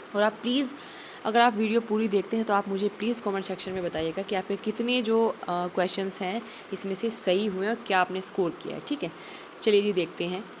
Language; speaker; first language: Hindi; non-native, local second language; Marathi